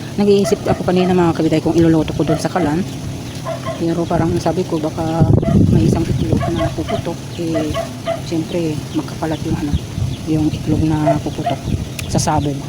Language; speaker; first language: Filipino; non-native, local second language; Iloko